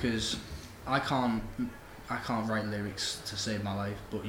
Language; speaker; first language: English; native; English